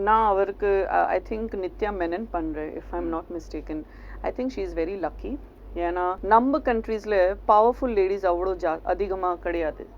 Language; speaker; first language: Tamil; non-native, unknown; Gujarati